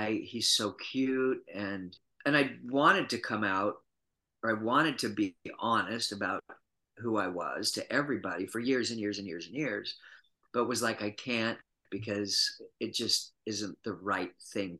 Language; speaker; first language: English; native; English